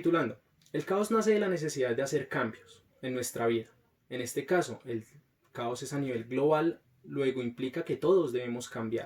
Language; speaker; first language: Spanish; native; Spanish